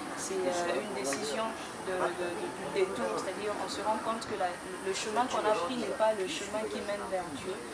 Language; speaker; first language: French; non-native, local second language; Lingala